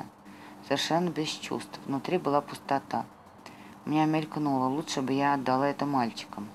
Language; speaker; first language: Russian; native; Russian